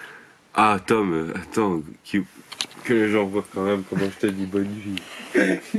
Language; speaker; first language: French; native; French